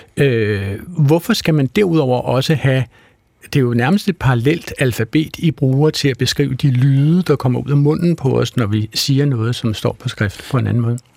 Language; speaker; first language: Danish; native; Danish